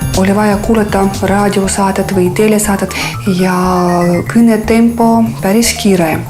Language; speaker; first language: Estonian; non-native, fluent; Russian